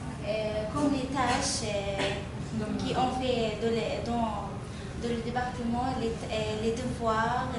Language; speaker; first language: French; non-native, fluent; Arabic